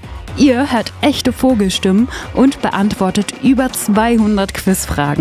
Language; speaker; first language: German; native; German